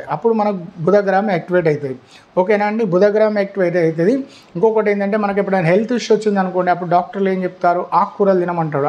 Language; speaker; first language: Telugu; native; Telugu